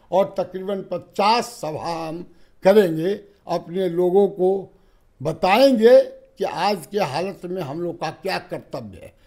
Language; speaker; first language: Hindi; native; Hindi